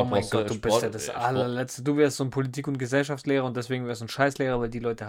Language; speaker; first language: German; native; German